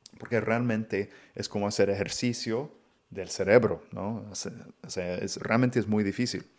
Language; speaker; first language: Spanish; non-native, fluent; English